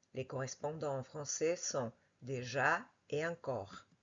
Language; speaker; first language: French; non-native, fluent; Portuguese